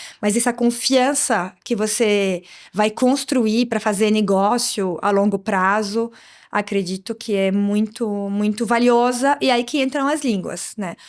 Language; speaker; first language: Portuguese; non-native, fluent; Arabic